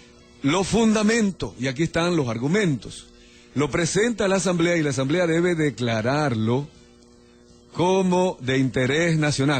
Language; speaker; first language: Spanish; native; Spanish